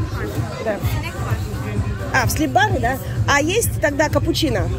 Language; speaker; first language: Russian; native; Russian